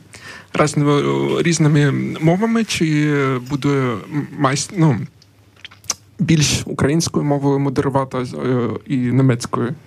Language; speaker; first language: Ukrainian; non-native, local second language; Russian